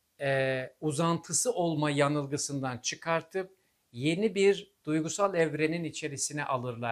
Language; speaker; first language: Turkish; native; Turkish